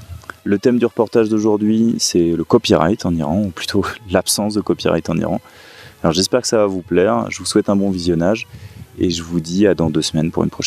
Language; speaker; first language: French; native; French